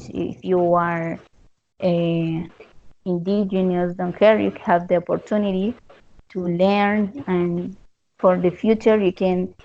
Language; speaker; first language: English; non-native, learner; Spanish